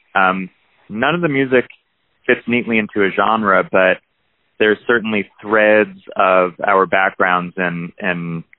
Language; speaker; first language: English; native; English